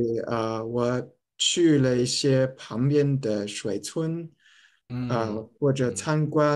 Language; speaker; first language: Chinese; non-native, fluent; German